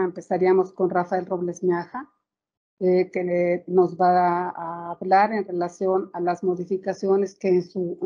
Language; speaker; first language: Spanish; native; Spanish